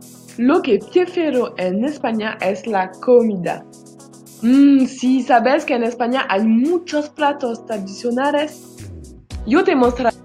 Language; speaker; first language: Spanish; non-native, learner; French